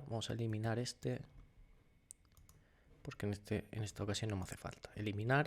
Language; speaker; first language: Spanish; native; Spanish